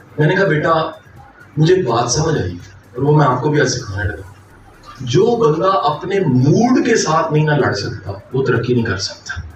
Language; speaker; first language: Urdu; non-native, local second language; Punjabi